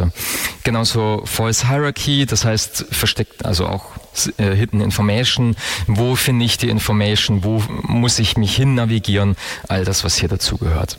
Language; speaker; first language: German; native; German